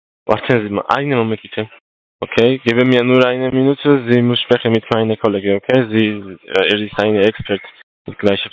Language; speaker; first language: German; non-native, learner; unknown